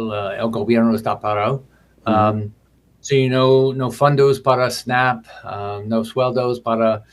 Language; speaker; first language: Spanish; non-native, learner; English